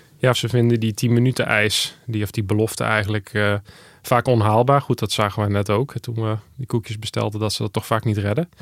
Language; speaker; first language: Dutch; native; Dutch